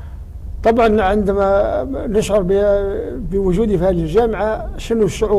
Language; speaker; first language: Arabic; native; Arabic